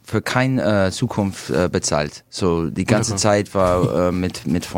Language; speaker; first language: German; non-native, learner; English